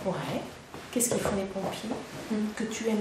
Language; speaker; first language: French; native; French